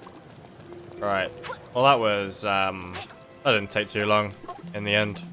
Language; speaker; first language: English; native; English